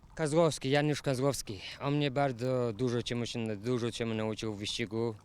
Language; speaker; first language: Polish; non-native, learner; Russian